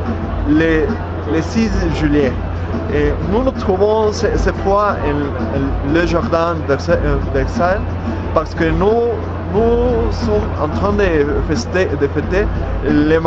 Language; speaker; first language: French; non-native, learner; Spanish